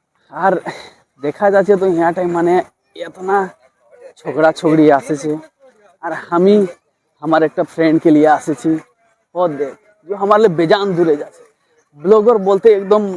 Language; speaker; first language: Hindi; non-native, local second language; Bangla